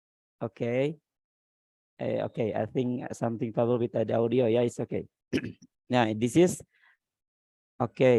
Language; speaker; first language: English; non-native, learner; Indonesian